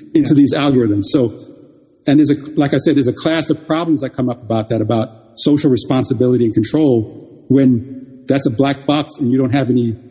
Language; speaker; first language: English; early bilingual, other home language; Jamaican Creole English